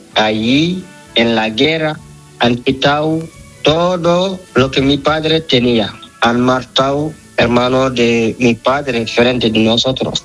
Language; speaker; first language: Spanish; non-native, learner; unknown